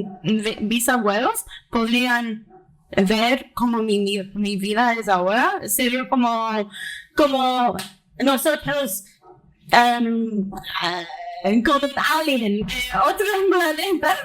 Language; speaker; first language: Spanish; early bilingual, heritage; Spanish